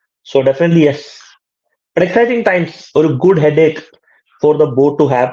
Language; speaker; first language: English; non-native, local second language; Malayalam